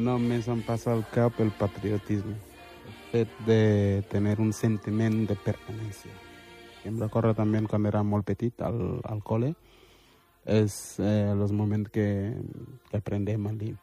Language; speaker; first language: Catalan; early bilingual, other home language; Wolof